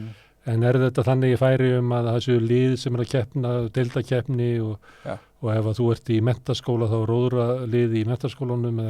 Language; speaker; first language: Icelandic; native; Icelandic